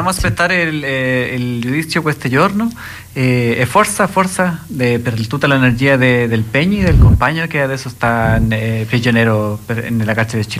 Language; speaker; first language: Italian; non-native, learner; Spanish